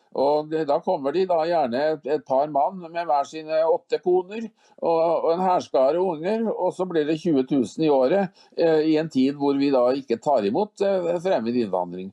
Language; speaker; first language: Norwegian; native; Norwegian